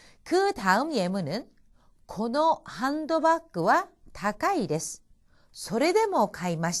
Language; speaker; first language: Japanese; non-native, fluent; Korean